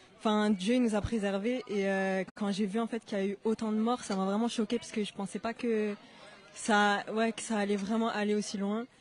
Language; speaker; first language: French; native; French